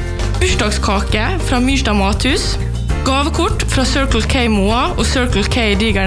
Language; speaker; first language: Norwegian; native; Norwegian